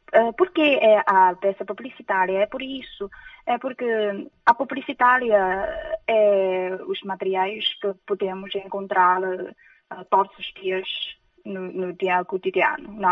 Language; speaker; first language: Portuguese; non-native, fluent; Chinese